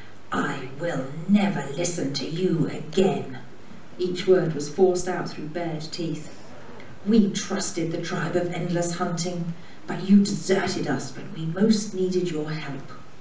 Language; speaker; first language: English; native; English